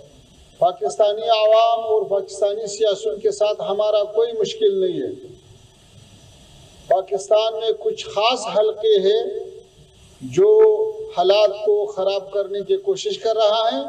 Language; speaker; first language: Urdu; non-native, fluent; Pashto